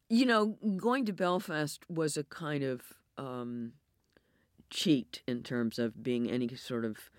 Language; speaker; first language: English; native; English